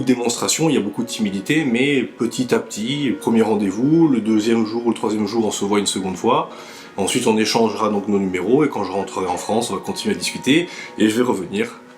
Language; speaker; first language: French; native; French